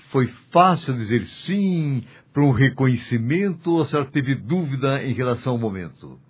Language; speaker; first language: Portuguese; native; Portuguese